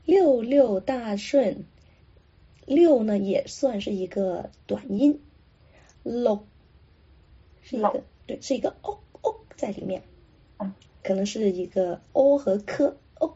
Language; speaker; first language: Chinese; non-native, local second language; Cantonese